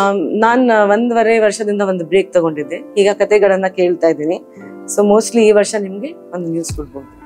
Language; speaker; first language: Kannada; non-native, local second language; Hindi